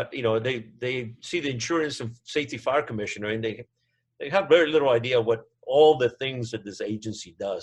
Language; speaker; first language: English; non-native, fluent; Spanish